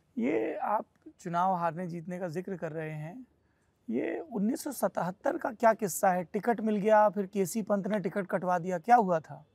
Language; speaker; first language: Hindi; native; Hindi